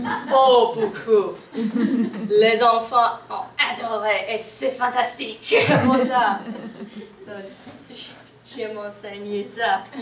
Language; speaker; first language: French; non-native, learner; English